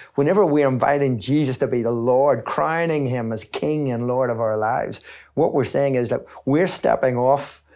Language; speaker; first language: English; native; English